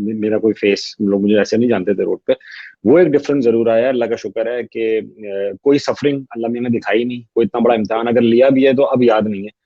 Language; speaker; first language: Urdu; native; Urdu